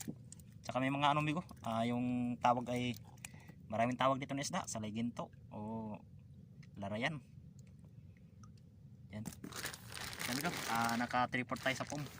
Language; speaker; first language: Filipino; native; Filipino